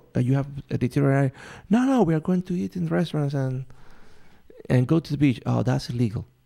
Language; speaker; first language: English; non-native, learner; Spanish